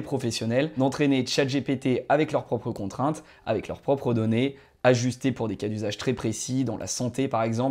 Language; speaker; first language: French; native; French